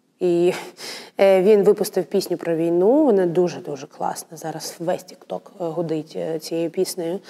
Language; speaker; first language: Ukrainian; non-native, local second language; Russian